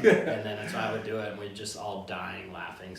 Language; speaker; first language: English; native; English